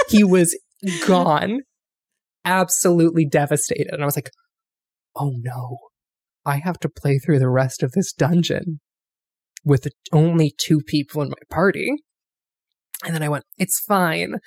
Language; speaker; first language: English; native; English